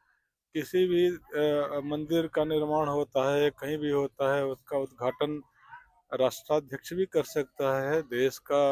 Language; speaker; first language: Hindi; native; Hindi